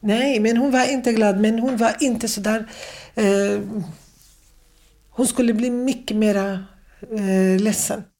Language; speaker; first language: Swedish; non-native, fluent; Kurdish